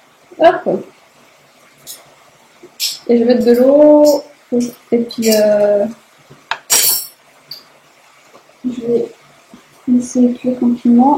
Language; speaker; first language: French; native; French